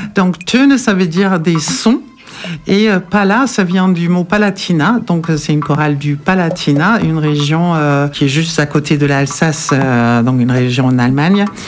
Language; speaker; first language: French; non-native, fluent; German